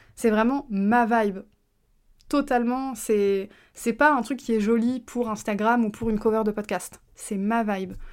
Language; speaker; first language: French; native; French